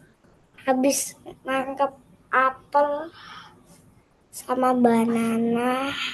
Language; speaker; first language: Indonesian; native; Indonesian